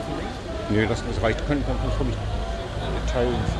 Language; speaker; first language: German; native; German